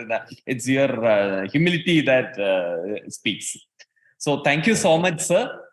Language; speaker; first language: English; non-native, local second language; Malayalam